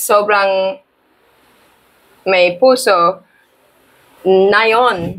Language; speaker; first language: Filipino; non-native, learner; English